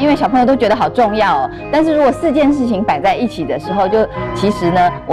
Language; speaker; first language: Chinese; native; Chinese